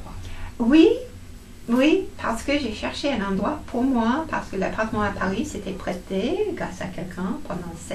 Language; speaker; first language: French; non-native, fluent; English